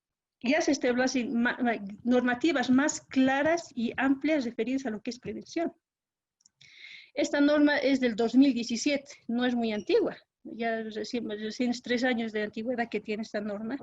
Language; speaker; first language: Spanish; native; Spanish